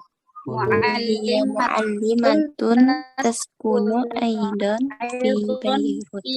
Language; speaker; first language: Arabic; non-native, learner; Indonesian